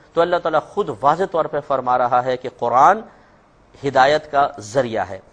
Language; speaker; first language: Urdu; native; Urdu